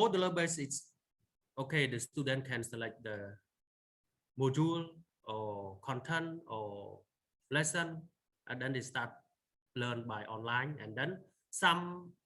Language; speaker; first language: English; non-native, learner; Khmer